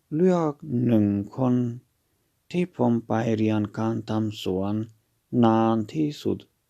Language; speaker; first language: Thai; non-native, fluent; Hungarian